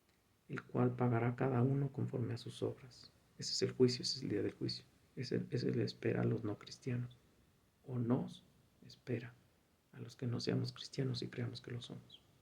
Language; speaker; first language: Spanish; native; Spanish